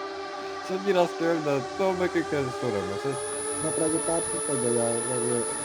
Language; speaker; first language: Estonian; non-native, local second language; Russian